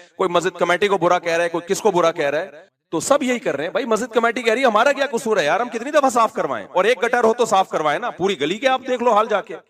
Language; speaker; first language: Urdu; native; Urdu